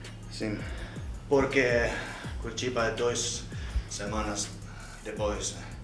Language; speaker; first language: Portuguese; non-native, learner; Finnish